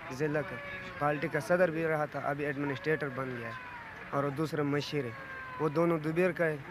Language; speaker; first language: Urdu; non-native, local second language; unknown